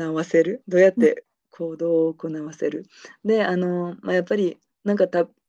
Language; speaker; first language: Japanese; non-native, fluent; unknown